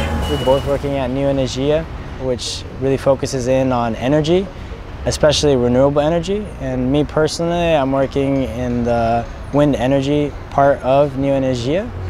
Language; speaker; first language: English; early bilingual, other home language; Spanish